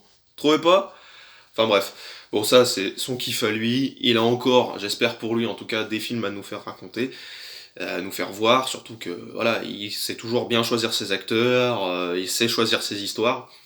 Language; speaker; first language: French; native; French